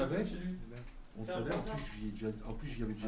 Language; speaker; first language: French; native; French